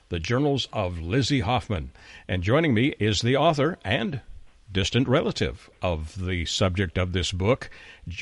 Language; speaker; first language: English; native; English